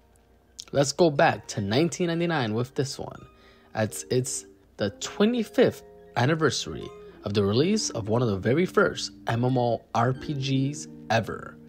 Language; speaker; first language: English; native; English